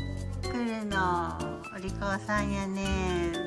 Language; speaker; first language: Japanese; native; Japanese